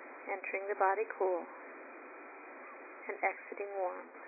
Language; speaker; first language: English; native; English